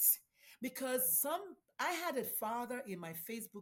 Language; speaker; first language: English; non-native, local second language; Igbo